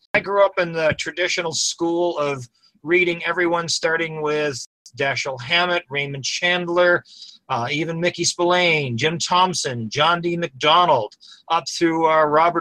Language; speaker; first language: English; native; English